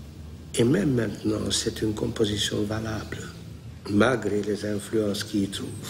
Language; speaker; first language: French; non-native, fluent; Hungarian